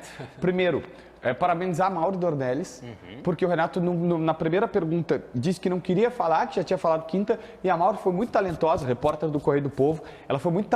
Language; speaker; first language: Portuguese; native; Portuguese